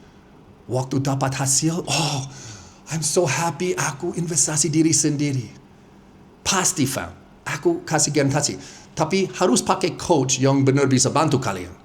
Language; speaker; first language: Indonesian; non-native, fluent; English